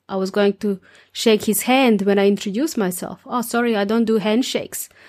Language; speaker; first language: English; non-native, fluent; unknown